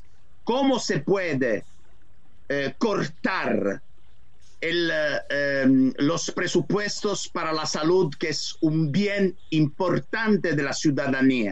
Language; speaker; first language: Spanish; non-native, fluent; Italian